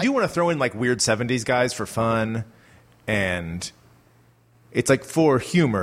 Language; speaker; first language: English; native; English